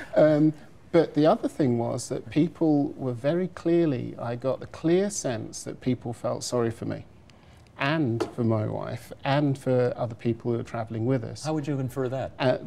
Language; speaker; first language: English; native; English